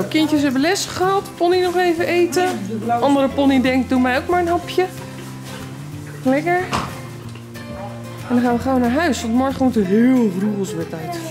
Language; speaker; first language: Dutch; native; Dutch